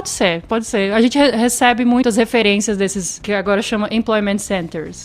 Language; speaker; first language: Portuguese; native; Portuguese